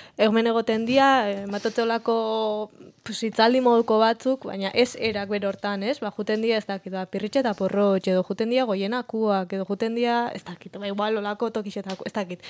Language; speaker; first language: Basque; native; Basque